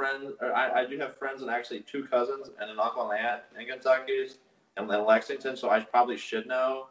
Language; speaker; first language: English; native; English